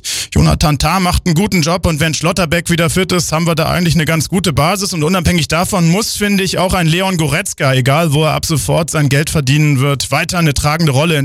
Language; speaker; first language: German; native; German